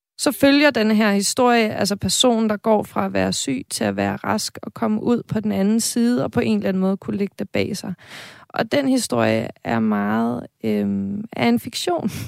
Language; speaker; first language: Danish; native; Danish